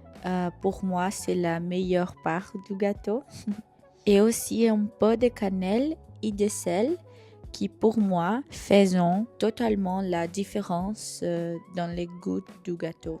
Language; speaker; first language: French; non-native, fluent; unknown